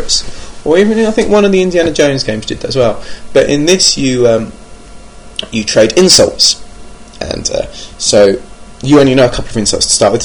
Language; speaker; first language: English; native; English